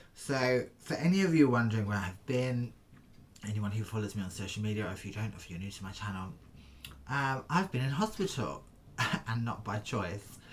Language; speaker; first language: English; native; English